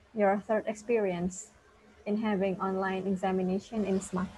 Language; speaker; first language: English; non-native, fluent; Indonesian